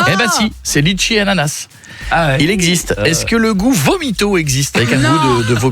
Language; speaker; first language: French; native; French